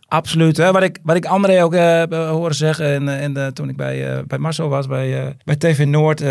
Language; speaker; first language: Dutch; native; Dutch